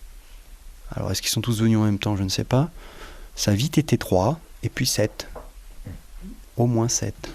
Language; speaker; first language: French; native; French